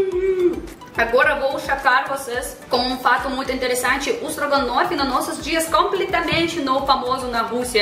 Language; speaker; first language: Portuguese; non-native, fluent; Russian